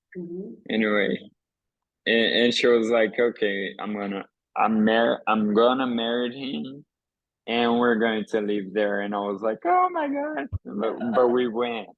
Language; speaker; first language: English; non-native, fluent; Portuguese